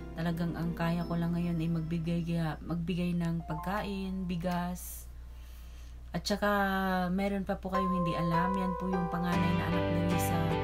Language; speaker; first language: Filipino; non-native, local second language; Hiligaynon